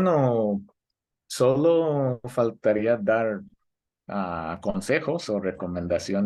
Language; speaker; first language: Spanish; early bilingual, heritage; Spanish